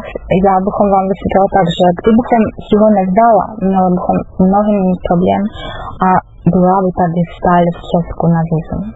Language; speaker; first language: Czech; non-native, fluent; Russian